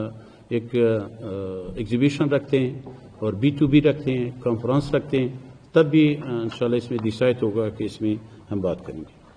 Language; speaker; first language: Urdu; non-native, fluent; Persian